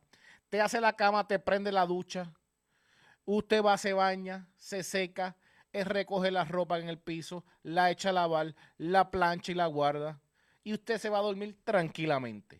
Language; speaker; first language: Spanish; native; Spanish